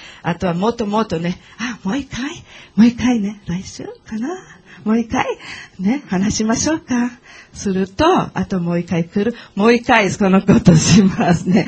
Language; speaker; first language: Japanese; non-native, learner; English